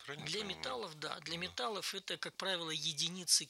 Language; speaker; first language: Russian; native; Russian